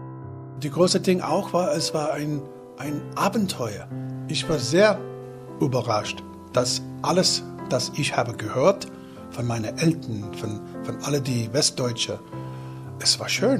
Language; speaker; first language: German; non-native, learner; English